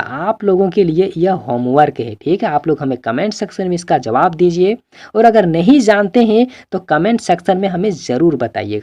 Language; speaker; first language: Hindi; native; Hindi